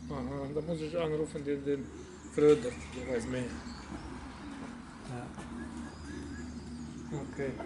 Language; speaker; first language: German; non-native, local second language; Polish